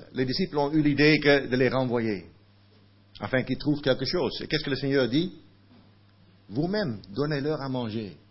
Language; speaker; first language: French; non-native, fluent; Dutch